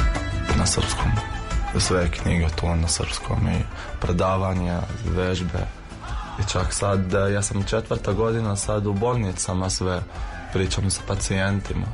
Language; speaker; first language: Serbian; non-native, fluent; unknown